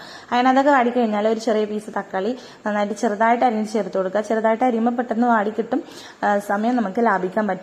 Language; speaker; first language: Malayalam; native; Malayalam